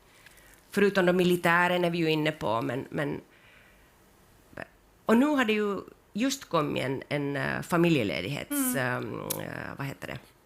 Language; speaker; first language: Swedish; native; Swedish